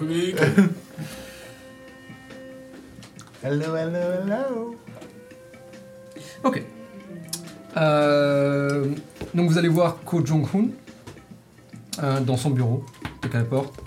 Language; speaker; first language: French; native; French